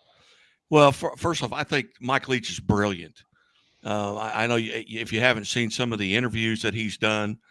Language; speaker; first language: English; native; English